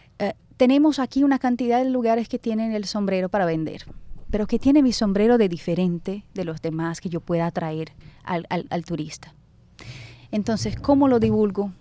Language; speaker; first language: Spanish; non-native, fluent; Portuguese